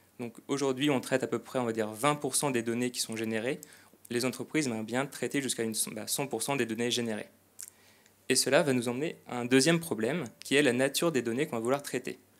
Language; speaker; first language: French; native; French